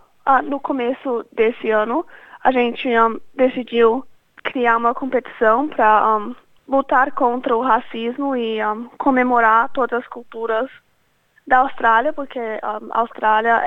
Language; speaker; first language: Portuguese; early bilingual, other home language; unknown